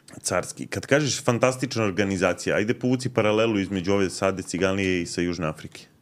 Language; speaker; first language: Serbian; native; Serbian